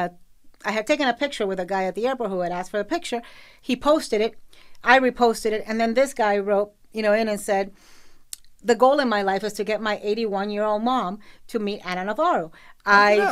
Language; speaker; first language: English; native; English